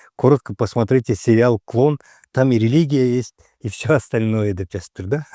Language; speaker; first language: Russian; non-native, local second language; Kyrgyz